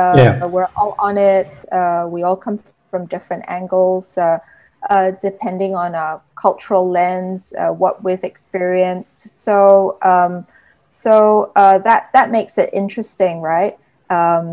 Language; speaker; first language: English; native; English